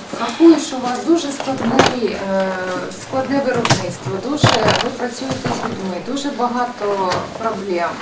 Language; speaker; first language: Ukrainian; native; Ukrainian